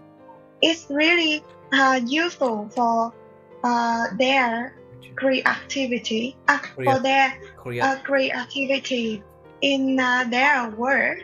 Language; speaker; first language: English; non-native, learner; Vietnamese